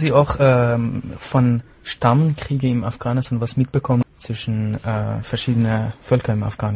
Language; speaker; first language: German; non-native, fluent; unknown